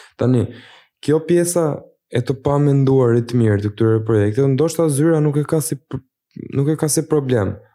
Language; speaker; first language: Albanian; native; Albanian